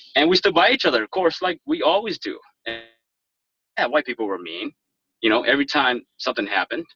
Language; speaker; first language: English; native; English